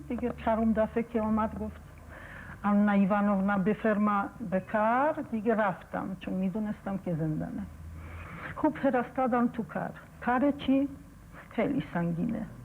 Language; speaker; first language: Persian; non-native, fluent; Polish